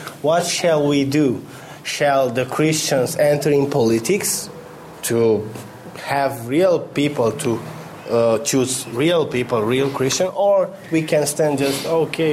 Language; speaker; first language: English; non-native, fluent; Romanian